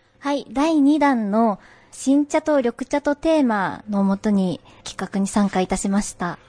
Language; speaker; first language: Japanese; native; Japanese